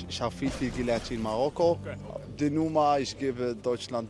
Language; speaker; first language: German; non-native, learner; Arabic